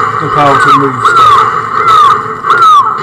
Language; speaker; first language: English; native; English